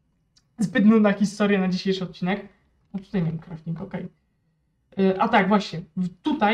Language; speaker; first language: Polish; native; Polish